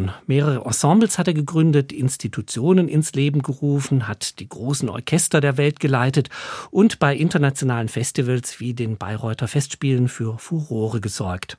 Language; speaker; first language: German; native; German